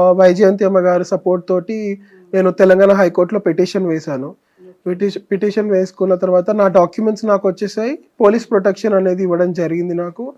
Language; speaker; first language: Telugu; native; Telugu